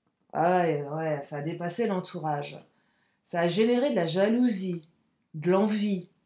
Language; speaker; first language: French; native; French